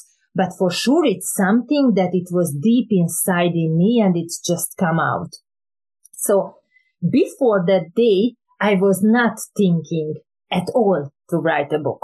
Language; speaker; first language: English; non-native, fluent; Hungarian